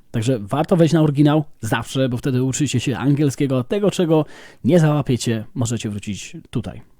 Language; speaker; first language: Polish; native; Polish